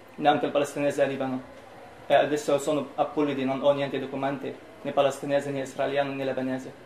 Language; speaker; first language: Italian; non-native, learner; Arabic